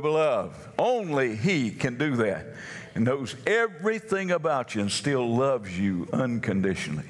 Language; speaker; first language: English; native; English